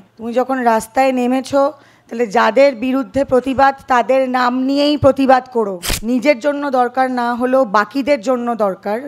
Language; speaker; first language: Bangla; native; Bangla